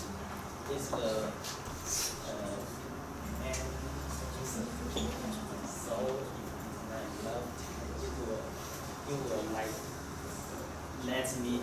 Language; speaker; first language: English; non-native, learner; Chinese